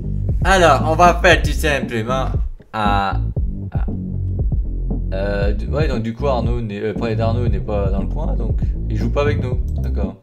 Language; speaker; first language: French; native; French